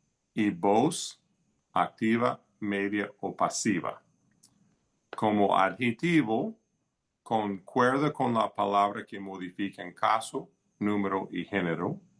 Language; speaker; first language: Spanish; early bilingual, heritage; Spanish